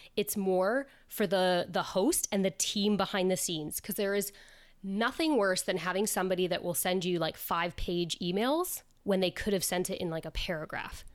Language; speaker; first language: English; native; English